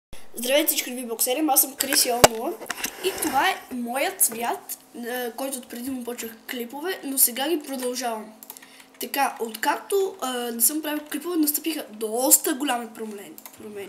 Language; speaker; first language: Bulgarian; native; Bulgarian